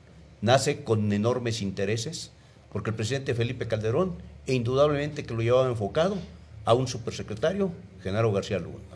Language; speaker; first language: Spanish; native; Spanish